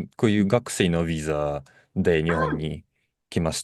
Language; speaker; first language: Japanese; non-native, fluent; Russian